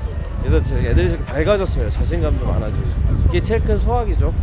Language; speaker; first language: Korean; native; Korean